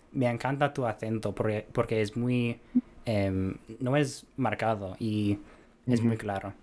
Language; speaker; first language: Spanish; non-native, fluent; English